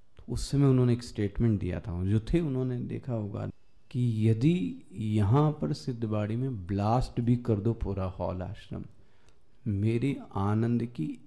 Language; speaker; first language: Hindi; native; Hindi